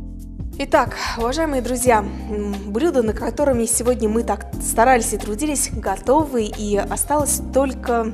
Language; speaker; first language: Russian; native; Russian